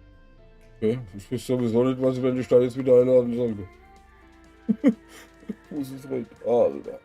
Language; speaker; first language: German; native; German